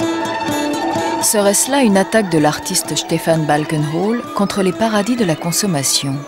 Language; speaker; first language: French; native; French